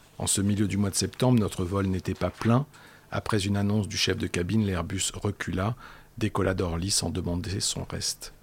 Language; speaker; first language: French; native; French